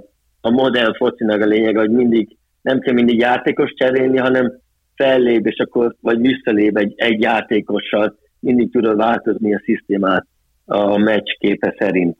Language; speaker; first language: Hungarian; early bilingual, heritage; Hungarian